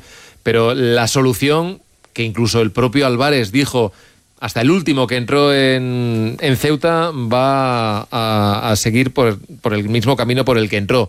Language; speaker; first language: Spanish; native; Spanish